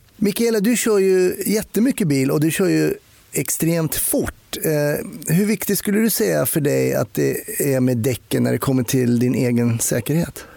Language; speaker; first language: Swedish; native; Swedish